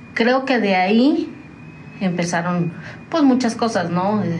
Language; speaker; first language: Spanish; native; Spanish